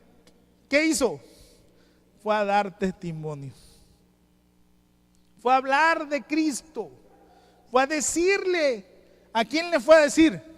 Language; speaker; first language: Spanish; native; Spanish